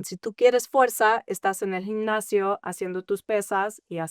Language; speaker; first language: Spanish; early bilingual, heritage; English